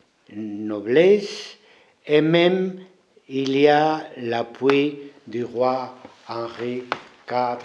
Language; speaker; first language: French; non-native, fluent; Spanish